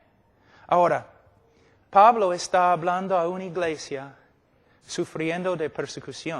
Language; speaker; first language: Spanish; non-native, fluent; English